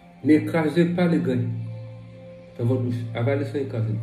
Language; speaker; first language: French; non-native, local second language; Fon